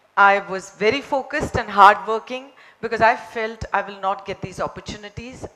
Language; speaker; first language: English; non-native, local second language; Marathi